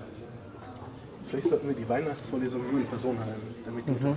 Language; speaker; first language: German; native; German